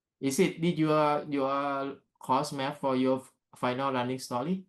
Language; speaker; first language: English; non-native, learner; Thai